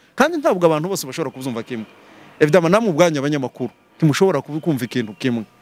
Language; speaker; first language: Kinyarwanda; native; Kinyarwanda